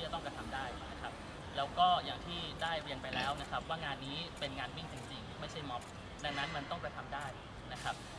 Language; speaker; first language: Thai; native; Thai